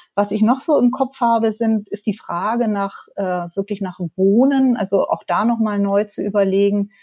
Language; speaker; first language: German; native; German